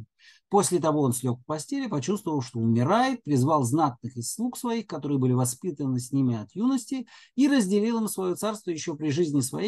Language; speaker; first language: Russian; native; Russian